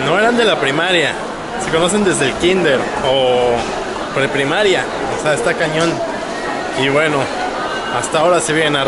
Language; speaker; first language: Spanish; native; Spanish